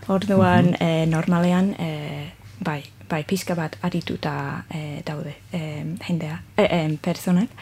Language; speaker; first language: Basque; non-native, learner; English